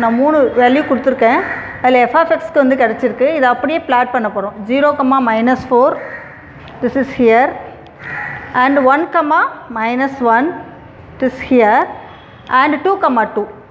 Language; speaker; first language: English; non-native, local second language; Tamil